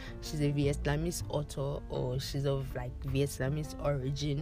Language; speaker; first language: English; non-native, local second language; Yoruba